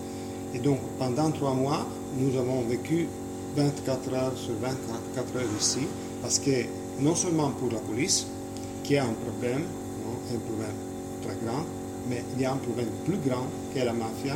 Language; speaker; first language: French; non-native, fluent; Italian